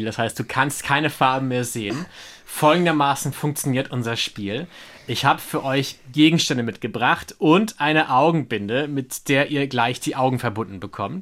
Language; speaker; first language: German; native; German